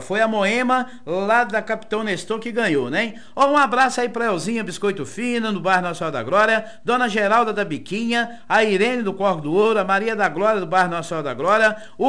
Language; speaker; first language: Portuguese; native; Portuguese